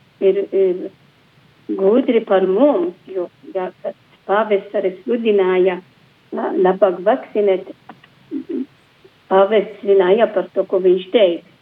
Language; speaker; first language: Latvian; non-native, fluent; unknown